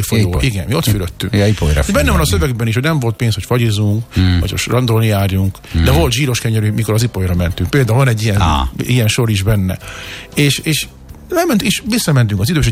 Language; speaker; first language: Hungarian; native; Hungarian